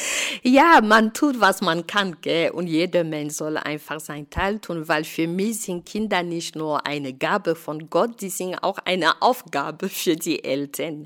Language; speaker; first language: German; non-native, fluent; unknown